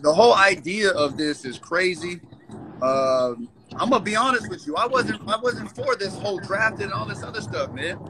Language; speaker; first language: English; native; English